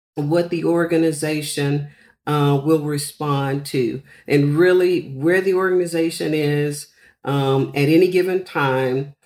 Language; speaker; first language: English; native; English